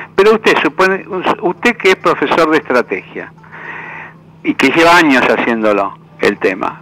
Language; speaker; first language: Spanish; native; Spanish